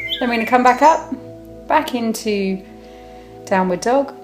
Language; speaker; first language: English; native; English